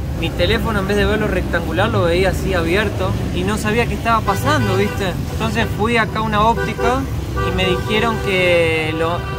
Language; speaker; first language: Spanish; native; Spanish